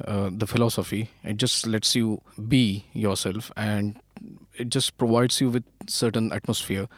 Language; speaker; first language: English; non-native, local second language; Marathi